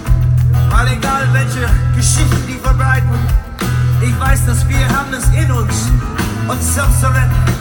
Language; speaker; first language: German; non-native, fluent; English